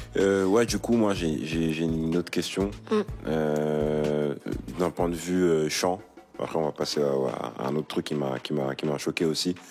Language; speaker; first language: French; native; French